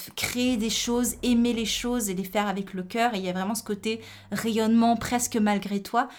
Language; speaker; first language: French; native; French